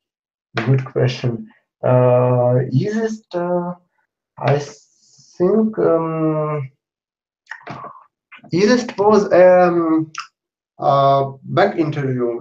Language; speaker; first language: English; non-native, learner; Russian